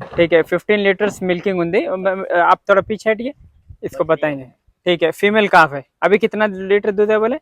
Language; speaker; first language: Hindi; non-native, local second language; Telugu